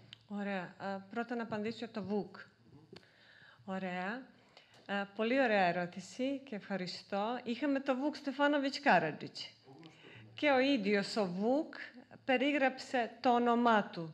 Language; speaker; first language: Greek; non-native, fluent; Serbian